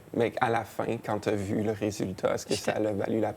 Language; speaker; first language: French; native; French